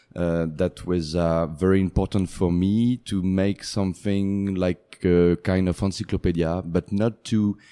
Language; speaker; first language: English; non-native, fluent; French